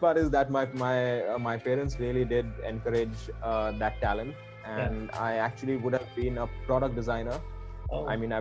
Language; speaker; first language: English; non-native, local second language; Gujarati